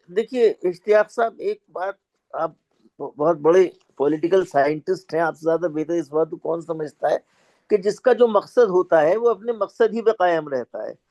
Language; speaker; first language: Urdu; native; Urdu